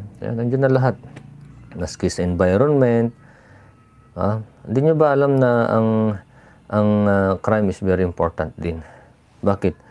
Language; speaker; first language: Filipino; non-native, local second language; Iloko